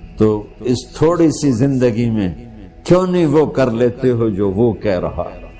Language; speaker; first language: Urdu; non-native, local second language; Punjabi